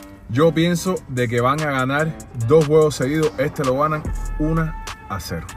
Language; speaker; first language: Spanish; native; Spanish